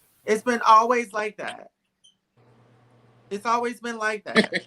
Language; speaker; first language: English; native; English